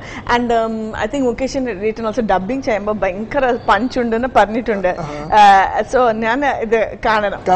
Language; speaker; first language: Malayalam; non-native, learner; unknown